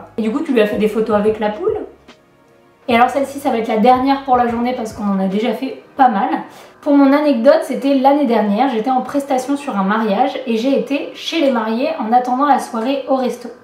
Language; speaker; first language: French; native; French